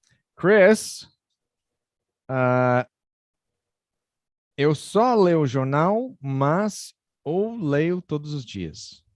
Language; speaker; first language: Portuguese; non-native, fluent; English